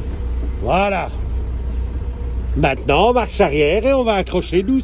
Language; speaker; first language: French; native; French